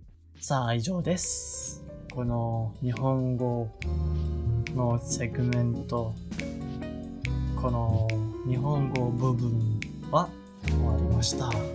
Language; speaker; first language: Japanese; non-native, learner; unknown